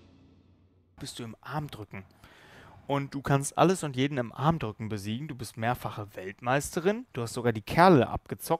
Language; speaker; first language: German; native; German